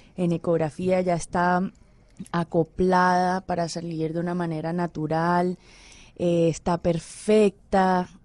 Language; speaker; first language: Spanish; native; Spanish